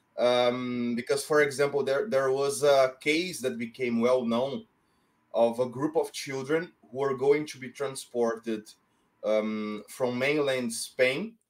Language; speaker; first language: English; non-native, fluent; Portuguese